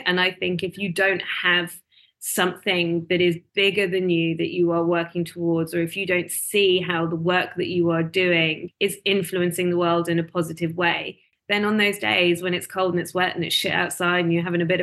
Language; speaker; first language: English; native; English